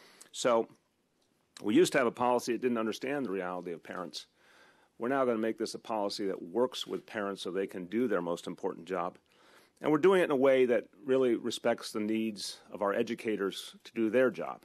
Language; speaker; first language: English; native; English